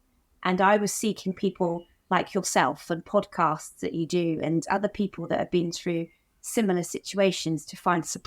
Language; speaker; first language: English; native; English